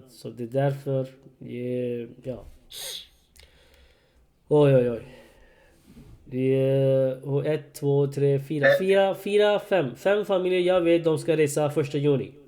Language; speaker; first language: Swedish; non-native, learner; Urdu